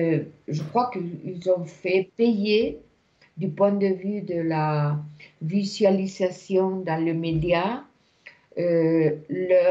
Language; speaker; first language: French; non-native, fluent; Spanish